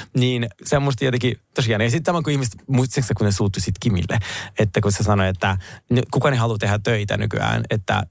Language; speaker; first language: Finnish; early bilingual, other home language; Russian